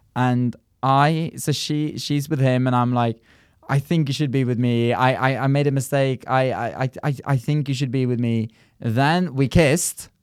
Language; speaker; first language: English; non-native, fluent; Norwegian